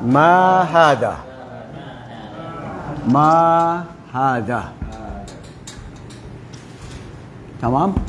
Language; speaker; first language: Arabic; non-native, fluent; Filipino